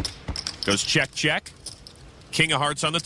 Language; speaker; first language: English; native; English